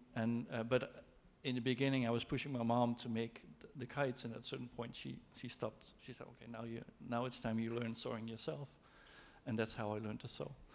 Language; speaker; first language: English; non-native, fluent; Dutch